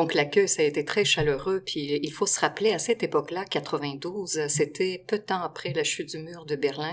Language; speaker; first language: French; non-native, fluent; Russian